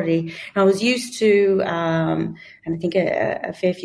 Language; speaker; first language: English; native; English